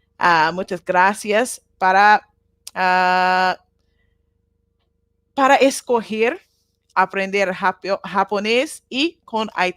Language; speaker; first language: Spanish; non-native, learner; Japanese